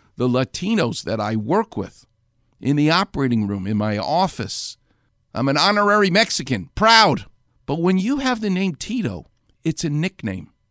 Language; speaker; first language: English; native; English